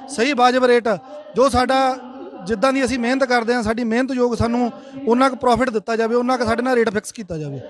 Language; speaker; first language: Punjabi; native; Punjabi